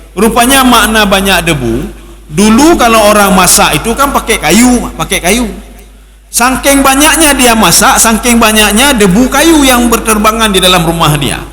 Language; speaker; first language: Malay; non-native, local second language; Achinese